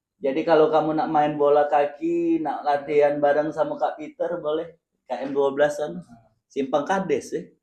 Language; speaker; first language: Indonesian; native; Indonesian